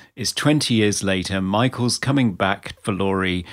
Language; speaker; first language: English; native; English